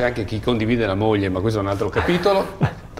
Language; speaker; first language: Italian; native; Italian